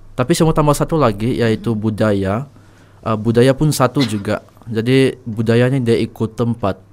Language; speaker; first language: Malay; native; Malay